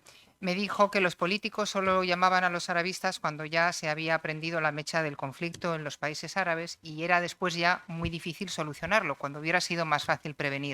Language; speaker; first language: Spanish; native; Spanish